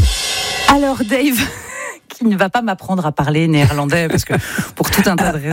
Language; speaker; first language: French; native; French